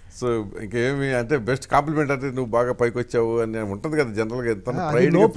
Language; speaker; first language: Telugu; native; Telugu